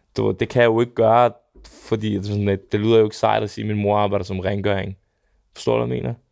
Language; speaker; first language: Danish; early bilingual, other home language; Serbian